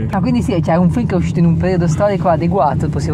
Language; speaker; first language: Italian; native; Italian